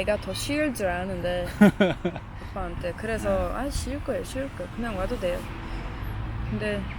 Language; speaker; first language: Korean; non-native, fluent; Swedish